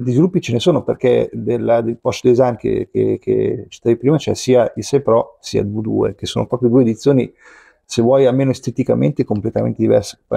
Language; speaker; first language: Italian; native; Italian